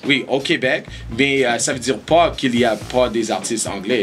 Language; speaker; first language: French; non-native, local second language; English